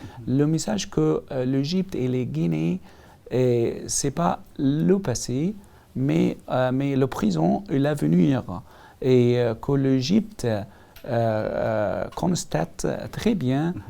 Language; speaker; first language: French; non-native, learner; Arabic